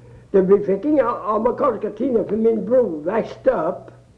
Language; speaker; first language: Swedish; early bilingual, heritage; Swedish